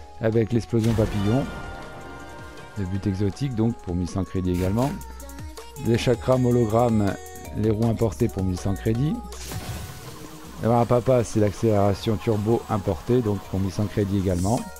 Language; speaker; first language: French; native; French